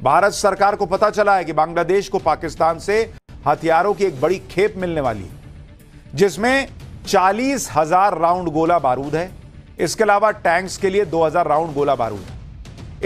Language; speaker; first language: Hindi; native; Hindi